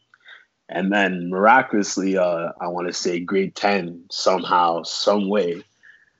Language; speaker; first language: English; native; English